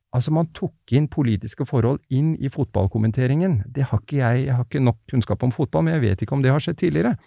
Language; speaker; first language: Norwegian; early bilingual, other home language; Persian